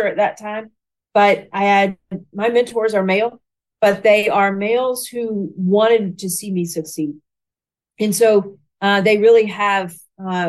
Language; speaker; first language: English; native; English